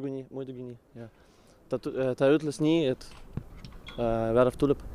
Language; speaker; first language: Estonian; non-native, local second language; Russian